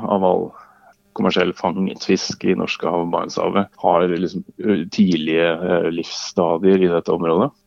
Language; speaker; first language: Norwegian; native; Norwegian